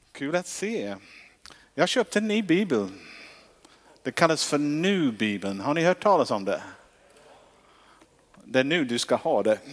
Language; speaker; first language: Swedish; non-native, fluent; English